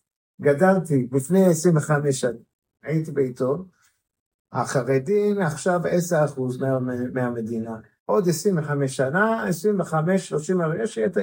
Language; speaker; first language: Hebrew; non-native, fluent; English